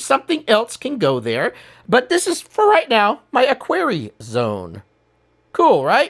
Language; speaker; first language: English; native; English